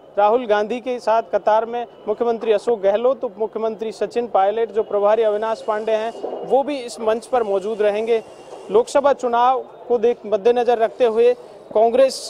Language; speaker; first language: Hindi; native; Hindi